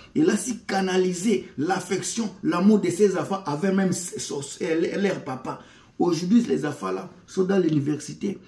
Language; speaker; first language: French; non-native, local second language; Lingala